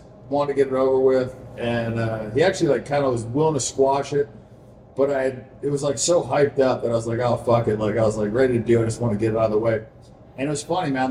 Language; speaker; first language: English; native; English